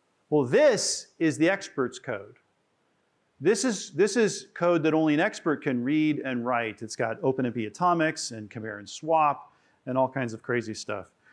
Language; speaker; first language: English; native; English